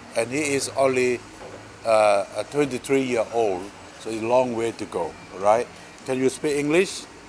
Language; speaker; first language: English; non-native, fluent; Thai